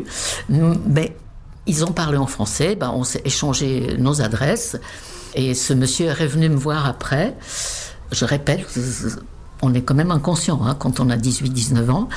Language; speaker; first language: French; non-native, fluent; Czech